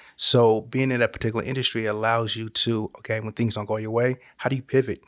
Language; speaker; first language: English; native; English